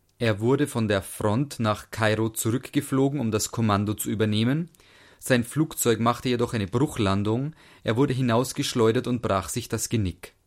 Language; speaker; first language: German; non-native, fluent; English